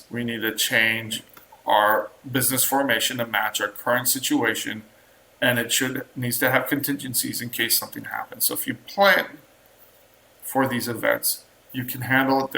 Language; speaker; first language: English; native; English